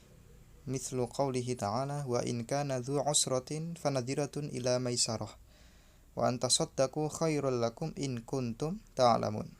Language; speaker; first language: Arabic; non-native, learner; Indonesian